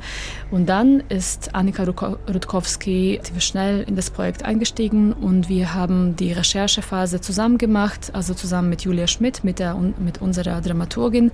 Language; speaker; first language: German; non-native, fluent; Croatian